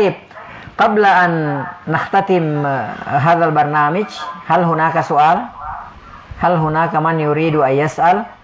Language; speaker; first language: Arabic; non-native, fluent; Indonesian